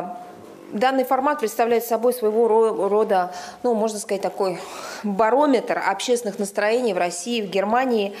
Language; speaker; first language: Russian; native; Russian